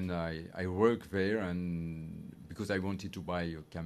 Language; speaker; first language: English; non-native, fluent; French